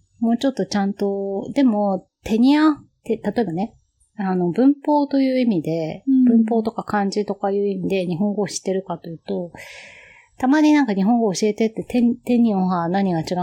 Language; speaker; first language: Japanese; native; Japanese